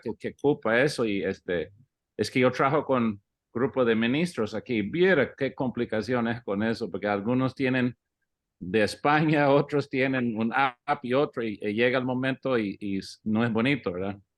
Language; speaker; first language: Spanish; early bilingual, heritage; English